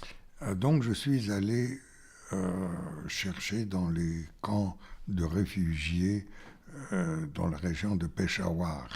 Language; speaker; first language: French; non-native, fluent; Bulgarian